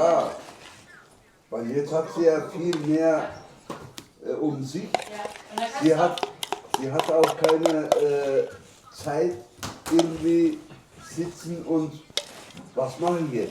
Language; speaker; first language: German; non-native, learner; Turkish